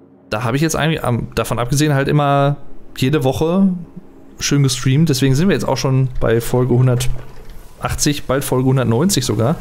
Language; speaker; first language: German; native; German